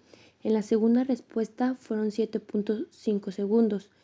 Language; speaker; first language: Spanish; native; Spanish